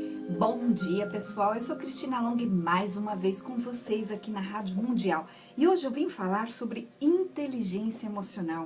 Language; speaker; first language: Portuguese; native; Portuguese